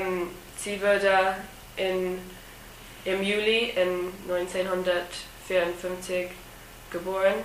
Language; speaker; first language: German; non-native, learner; English